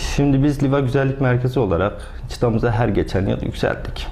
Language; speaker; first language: Turkish; native; Turkish